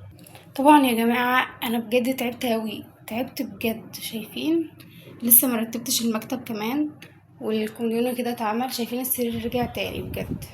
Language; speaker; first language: Arabic; native; Arabic